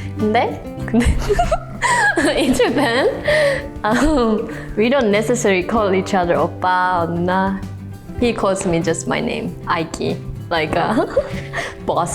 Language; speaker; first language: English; non-native, fluent; Japanese